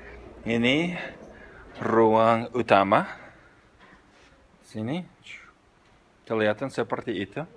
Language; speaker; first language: Indonesian; non-native, fluent; English